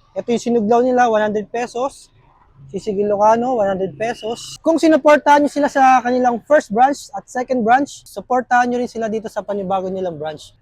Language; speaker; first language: Filipino; native; Filipino